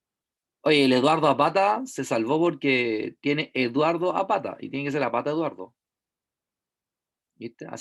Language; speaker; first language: Spanish; native; Spanish